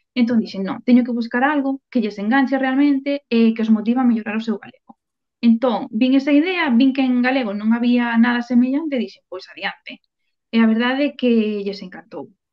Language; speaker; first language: Galician; non-native, local second language; Spanish